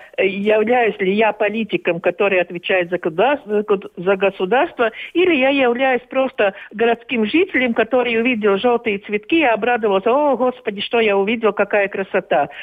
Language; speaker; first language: Russian; non-native, local second language; Latvian